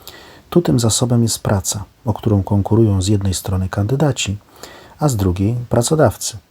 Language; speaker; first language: Polish; native; Polish